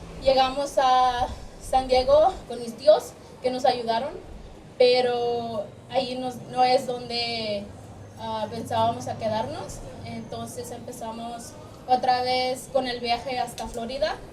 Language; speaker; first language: Spanish; early bilingual, other home language; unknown